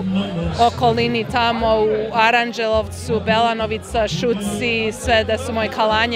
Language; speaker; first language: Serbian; early bilingual, heritage; Serbian